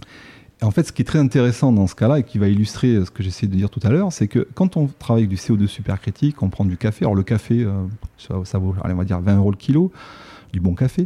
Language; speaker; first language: French; native; French